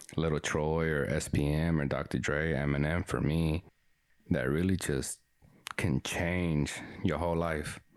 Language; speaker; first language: English; early bilingual, other home language; Spanish